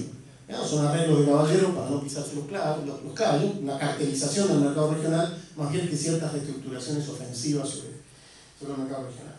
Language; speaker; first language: Spanish; native; Spanish